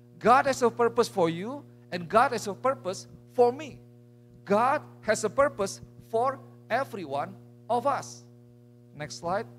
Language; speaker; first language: English; non-native, fluent; Indonesian